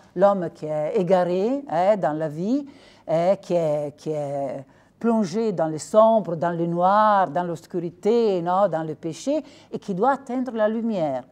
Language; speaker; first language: French; non-native, fluent; Italian